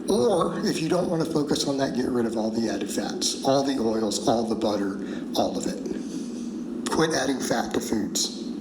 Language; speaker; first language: English; native; English